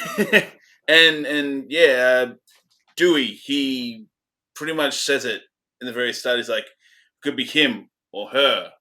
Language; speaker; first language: English; native; English